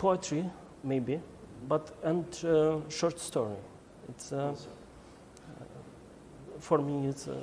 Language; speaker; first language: English; non-native, learner; Albanian